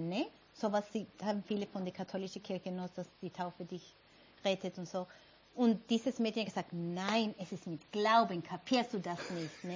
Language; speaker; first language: German; non-native, fluent; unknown